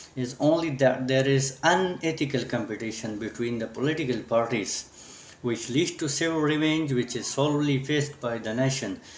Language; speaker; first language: English; non-native, local second language; Urdu